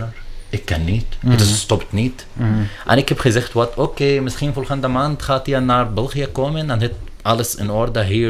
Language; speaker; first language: Dutch; non-native, learner; Arabic